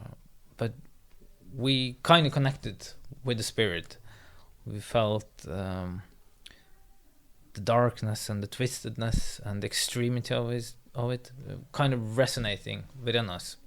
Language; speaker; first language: English; non-native, fluent; Norwegian